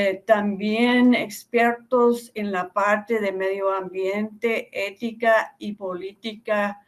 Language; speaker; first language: Spanish; non-native, fluent; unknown